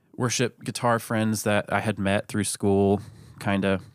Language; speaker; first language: English; native; English